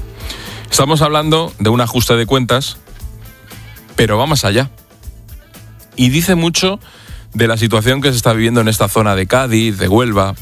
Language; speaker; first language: Spanish; native; Spanish